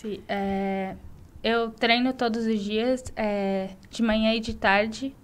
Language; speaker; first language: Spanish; non-native, learner; Portuguese